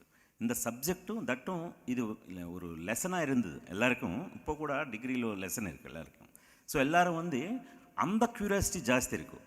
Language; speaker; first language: Tamil; non-native, local second language; Telugu